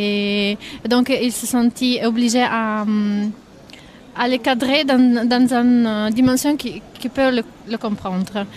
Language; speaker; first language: French; non-native, fluent; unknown